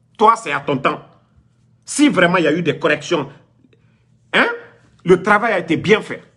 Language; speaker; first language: French; non-native, local second language; Mandingo